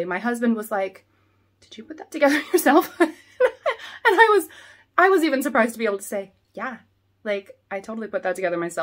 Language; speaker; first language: English; native; English